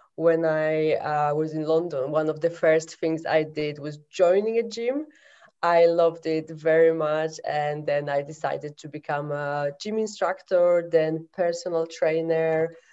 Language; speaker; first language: English; non-native, fluent; Polish